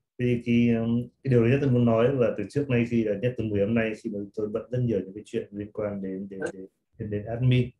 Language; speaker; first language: Vietnamese; native; Vietnamese